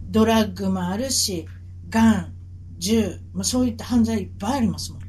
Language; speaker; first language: Japanese; native; Japanese